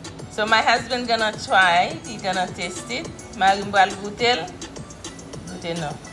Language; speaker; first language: English; non-native, fluent; Haitian Creole